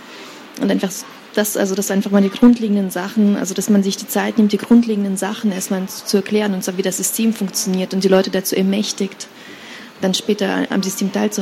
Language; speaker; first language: German; early bilingual, other home language; Russian